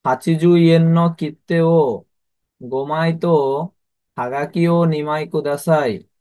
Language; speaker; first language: Japanese; non-native, fluent; Bangla